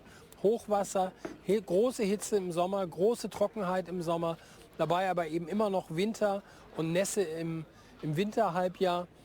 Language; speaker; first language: German; native; German